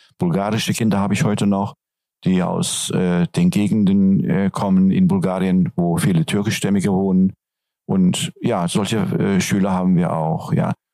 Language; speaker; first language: German; non-native, fluent; Turkish